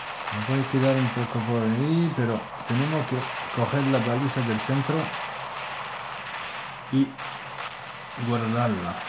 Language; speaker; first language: Spanish; non-native, learner; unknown